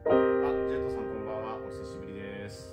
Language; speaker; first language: Japanese; native; Japanese